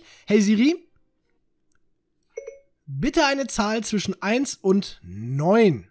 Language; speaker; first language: German; native; German